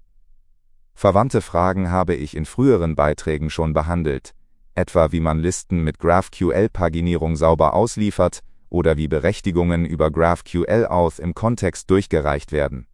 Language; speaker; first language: German; native; German